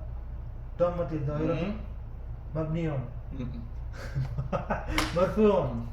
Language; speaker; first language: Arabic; non-native, learner; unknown